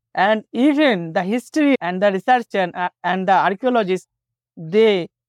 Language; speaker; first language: English; non-native, local second language; Bangla